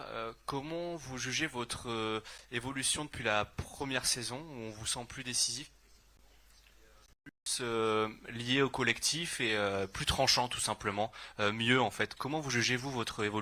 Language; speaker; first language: French; native; French